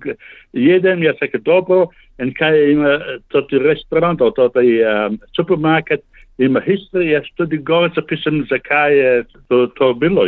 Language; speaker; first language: Slovenian; early bilingual, heritage; Slovenian